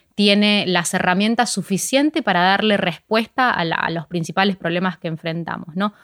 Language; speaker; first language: Spanish; native; Spanish